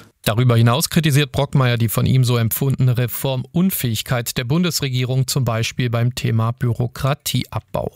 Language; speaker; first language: German; native; German